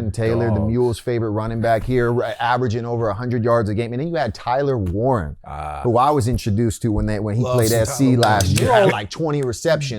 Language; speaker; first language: English; native; English